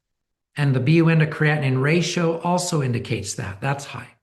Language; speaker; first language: English; native; English